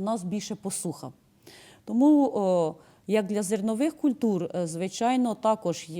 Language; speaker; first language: Ukrainian; native; Ukrainian